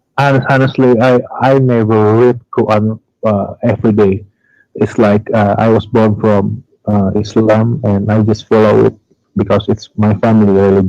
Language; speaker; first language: English; non-native, learner; Indonesian